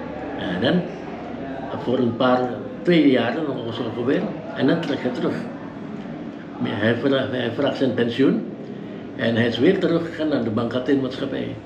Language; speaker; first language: Dutch; early bilingual, heritage; Dutch